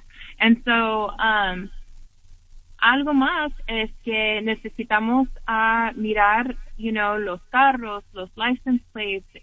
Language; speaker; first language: Spanish; early bilingual, heritage; English